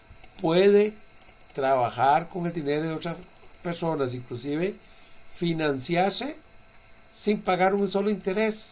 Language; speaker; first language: Spanish; native; Spanish